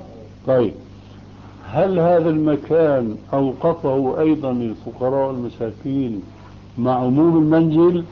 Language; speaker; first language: Arabic; early bilingual, other home language; Albanian